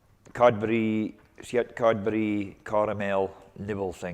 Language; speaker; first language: English; native; English